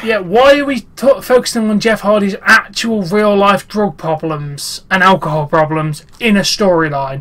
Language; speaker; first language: English; native; English